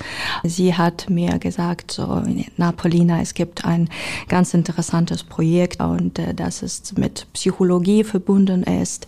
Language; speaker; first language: German; non-native, fluent; Ukrainian